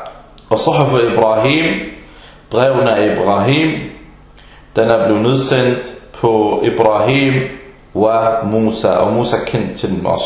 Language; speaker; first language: Danish; early bilingual, other home language; Arabic